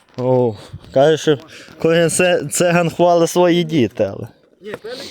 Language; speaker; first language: Ukrainian; native; Ukrainian